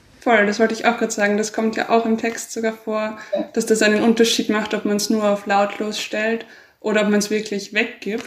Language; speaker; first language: German; native; German